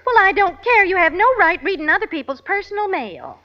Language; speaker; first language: English; native; English